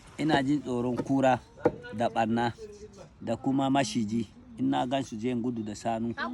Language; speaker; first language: Hausa; non-native, local second language; Fula